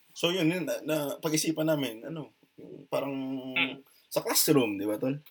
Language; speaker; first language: Filipino; non-native, local second language; Hiligaynon